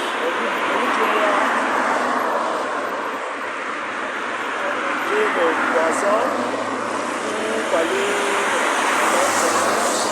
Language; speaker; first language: French; non-native, learner; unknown